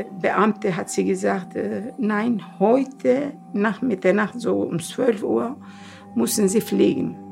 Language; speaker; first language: German; non-native, learner; Turkish